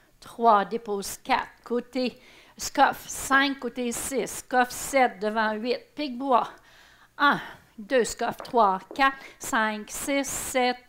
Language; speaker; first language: French; native; French